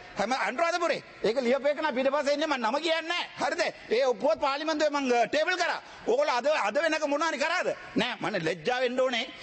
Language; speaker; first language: Sinhala; non-native, local second language; Tamil